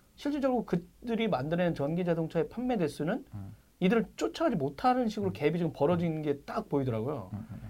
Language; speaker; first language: Korean; native; Korean